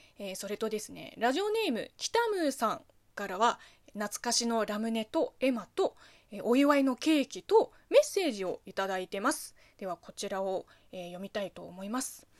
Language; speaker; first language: Japanese; non-native, fluent; Chinese